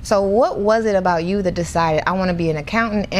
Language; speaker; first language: English; native; English